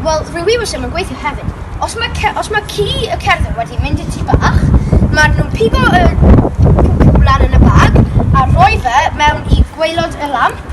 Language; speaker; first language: Welsh; non-native, local second language; English